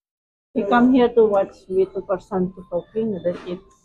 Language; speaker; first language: English; non-native, learner; Indonesian